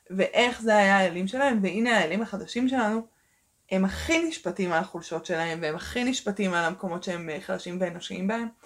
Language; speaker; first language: Hebrew; early bilingual, other home language; Russian